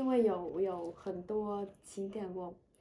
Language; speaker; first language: Chinese; non-native, learner; Vietnamese